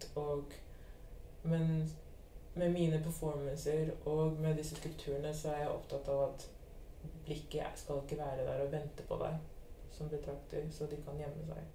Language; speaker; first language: Norwegian; early bilingual, other home language; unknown